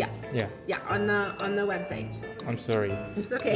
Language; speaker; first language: English; non-native, learner; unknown